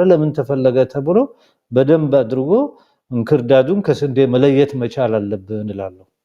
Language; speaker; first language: Amharic; non-native, local second language; Somali